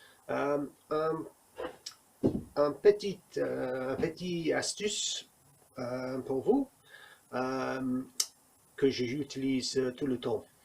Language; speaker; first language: French; non-native, learner; English